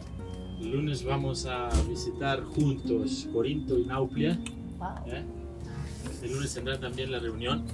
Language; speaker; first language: Spanish; non-native, fluent; Greek